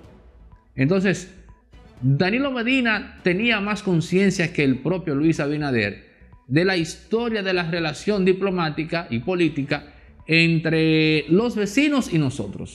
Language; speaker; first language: Spanish; native; Spanish